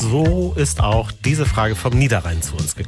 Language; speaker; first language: German; native; German